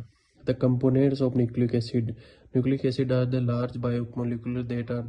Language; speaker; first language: English; non-native, learner; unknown